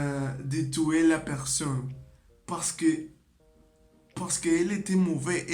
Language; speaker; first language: French; non-native, learner; Spanish